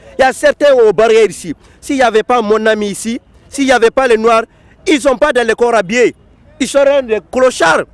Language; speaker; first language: French; non-native, local second language; Fula